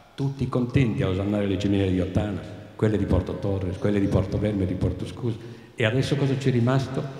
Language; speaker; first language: Italian; native; Italian